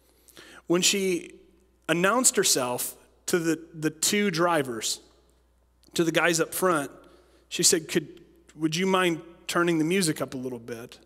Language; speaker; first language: English; native; English